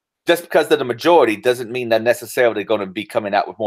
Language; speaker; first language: English; native; English